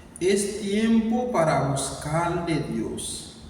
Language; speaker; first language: Spanish; non-native, learner; Haitian Creole